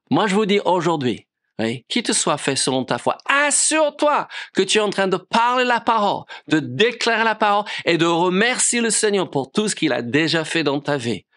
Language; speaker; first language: French; non-native, fluent; English